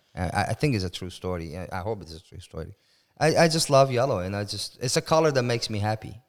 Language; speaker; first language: English; non-native, fluent; Persian